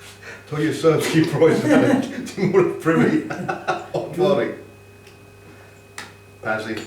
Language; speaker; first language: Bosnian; non-native, learner; English